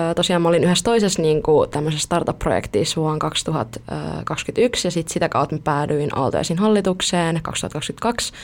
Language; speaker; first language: Finnish; early bilingual, other home language; Italian